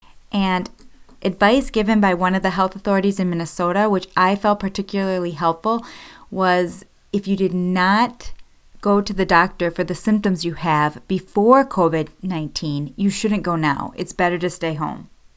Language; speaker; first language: English; native; English